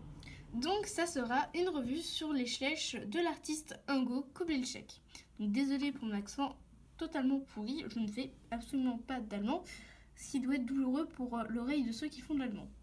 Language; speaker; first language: French; native; French